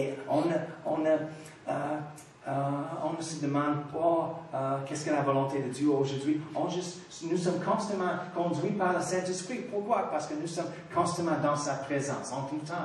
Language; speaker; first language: French; non-native, fluent; English